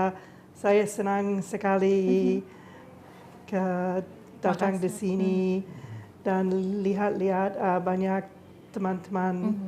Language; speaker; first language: Indonesian; non-native, learner; English